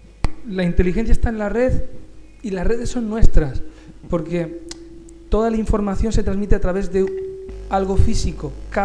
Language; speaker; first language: Spanish; native; Spanish